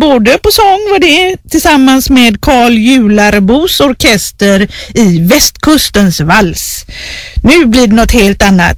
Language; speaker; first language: Swedish; native; Swedish